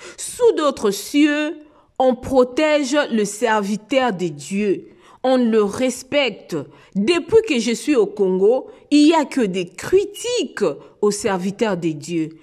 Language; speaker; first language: French; non-native, local second language; Lingala